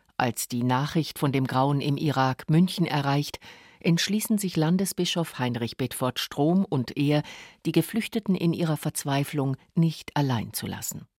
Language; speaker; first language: German; native; German